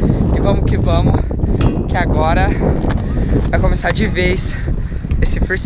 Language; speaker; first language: Portuguese; native; Portuguese